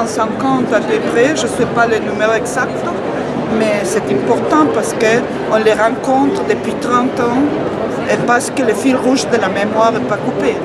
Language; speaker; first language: French; non-native, fluent; Spanish